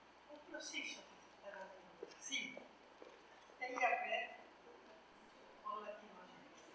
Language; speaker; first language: Portuguese; non-native, learner; Spanish